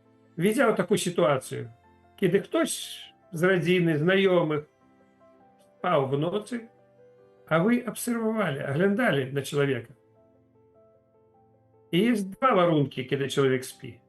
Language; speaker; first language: Polish; non-native, fluent; Russian